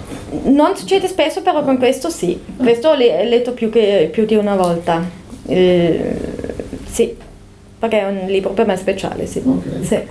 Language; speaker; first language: Italian; non-native, local second language; German